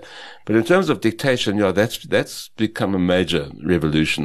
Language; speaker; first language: English; native; English